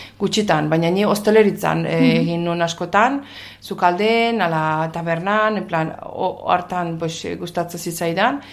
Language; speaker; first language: Basque; non-native, fluent; Azerbaijani